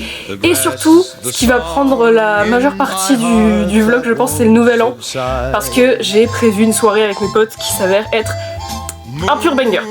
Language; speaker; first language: French; native; French